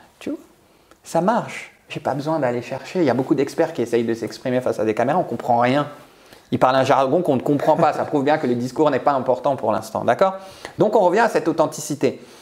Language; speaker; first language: French; native; French